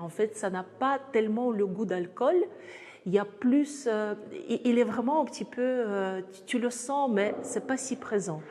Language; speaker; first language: French; non-native, fluent; Russian